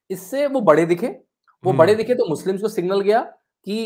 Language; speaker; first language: Hindi; native; Hindi